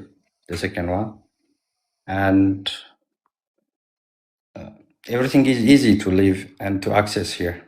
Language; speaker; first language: English; non-native, learner; Amharic